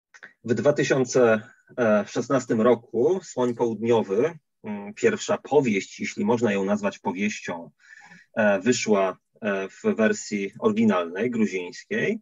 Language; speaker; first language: Polish; native; Polish